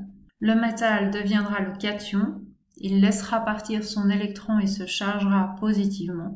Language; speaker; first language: French; native; French